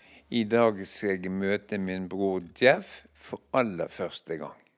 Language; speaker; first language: Norwegian; native; Norwegian